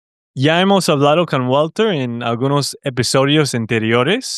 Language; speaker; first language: Spanish; non-native, fluent; English